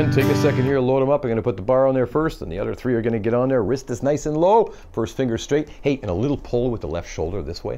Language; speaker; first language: English; native; English